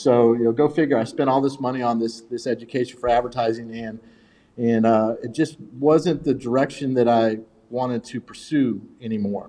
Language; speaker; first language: English; native; English